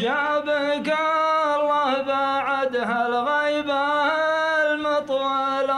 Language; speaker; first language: Arabic; native; Arabic